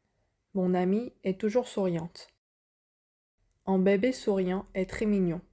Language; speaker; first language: French; non-native, fluent; Korean